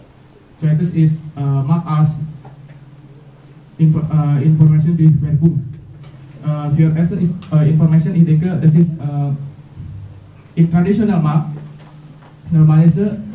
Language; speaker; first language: German; non-native, learner; Indonesian